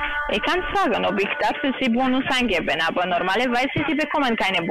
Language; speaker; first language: German; non-native, learner; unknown